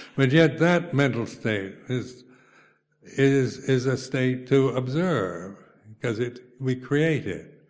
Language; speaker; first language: English; native; English